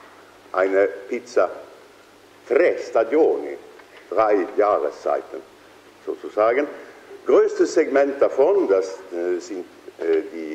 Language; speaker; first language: German; non-native, fluent; Swedish